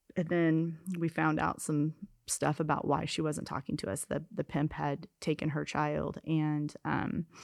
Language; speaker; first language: English; native; English